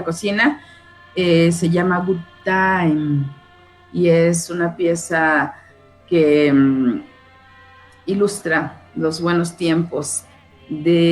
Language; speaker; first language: Spanish; native; Spanish